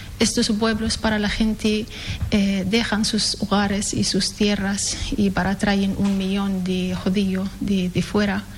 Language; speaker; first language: Spanish; non-native, learner; Arabic